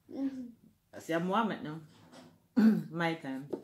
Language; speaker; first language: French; non-native, learner; English